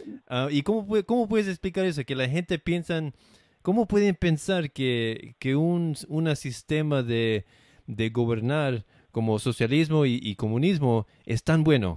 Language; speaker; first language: Spanish; non-native, fluent; English